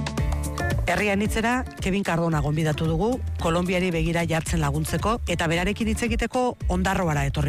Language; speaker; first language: Basque; native; Basque